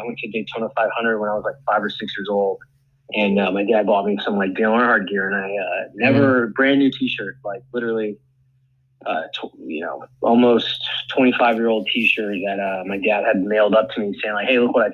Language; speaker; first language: English; native; English